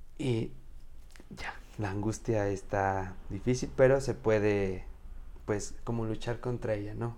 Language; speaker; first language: Spanish; native; Spanish